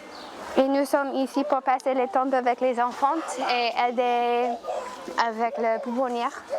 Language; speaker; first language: French; non-native, learner; English